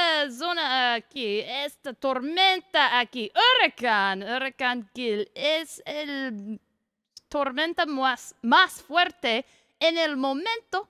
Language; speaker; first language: Spanish; non-native, learner; English